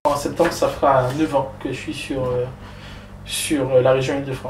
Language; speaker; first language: French; native; French